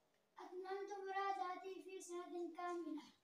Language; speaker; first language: Arabic; non-native, learner; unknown